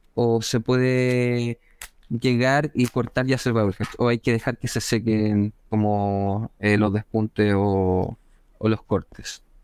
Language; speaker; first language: Spanish; native; Spanish